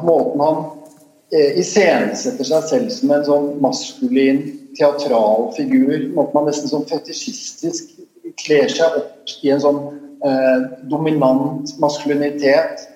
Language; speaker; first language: Norwegian; native; Norwegian